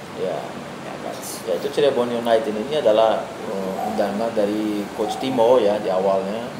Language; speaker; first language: Indonesian; non-native, fluent; Portuguese